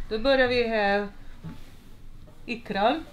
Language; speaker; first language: Swedish; non-native, fluent; Slovenian